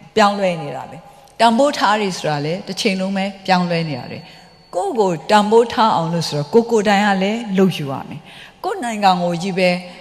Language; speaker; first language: Burmese; native; Burmese